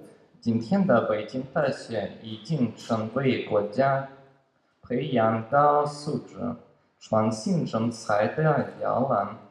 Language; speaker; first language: Chinese; non-native, learner; Russian